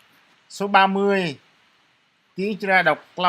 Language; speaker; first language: Vietnamese; non-native, local second language; Jarai